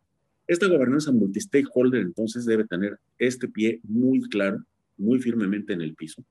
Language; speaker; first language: Spanish; native; Spanish